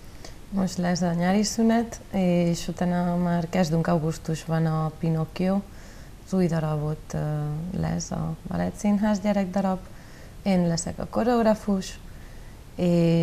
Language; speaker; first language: Hungarian; non-native, learner; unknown